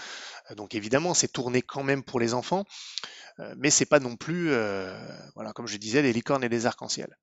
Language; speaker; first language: French; native; French